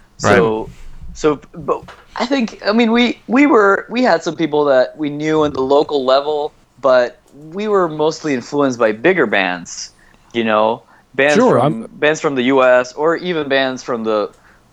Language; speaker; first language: English; non-native, fluent; Spanish